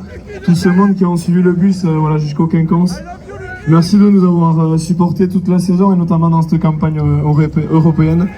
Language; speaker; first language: French; native; French